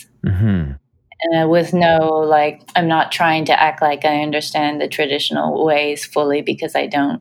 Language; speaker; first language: English; native; English